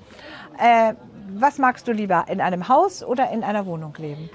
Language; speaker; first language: German; native; German